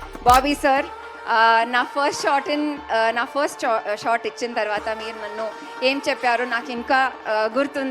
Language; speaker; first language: Telugu; non-native, fluent; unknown